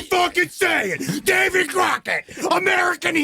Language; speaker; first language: English; native; English